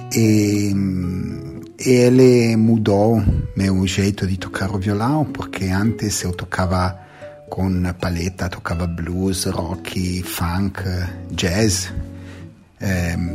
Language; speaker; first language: Portuguese; non-native, learner; Italian